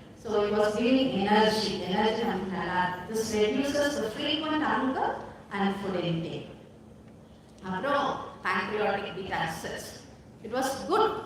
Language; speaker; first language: English; non-native, local second language; Tamil